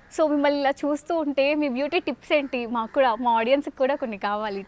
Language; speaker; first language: Telugu; native; Telugu